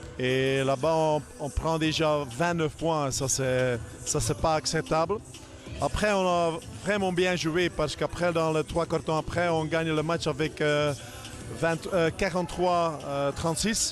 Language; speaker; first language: French; non-native, local second language; Dutch